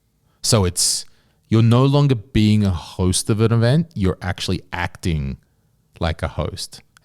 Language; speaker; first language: English; native; English